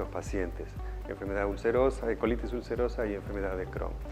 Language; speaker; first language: Spanish; native; Spanish